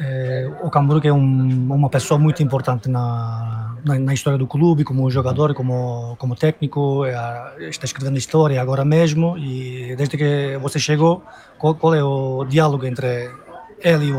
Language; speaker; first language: Portuguese; non-native, learner; Turkish